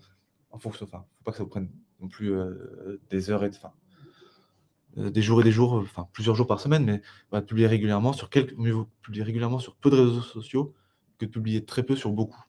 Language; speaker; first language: French; native; French